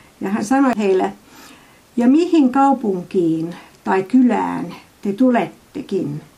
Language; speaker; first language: Finnish; non-native, fluent; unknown